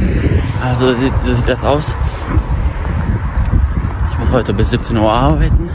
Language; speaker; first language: German; early bilingual, other home language; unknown